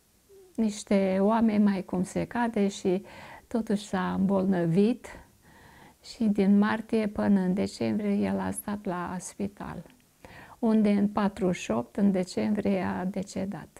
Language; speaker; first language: Romanian; non-native, local second language; German